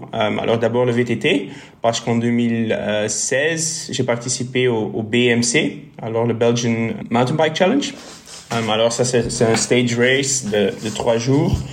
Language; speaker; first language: French; non-native, fluent; Dutch